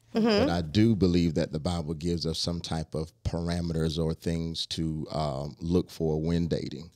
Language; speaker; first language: English; native; English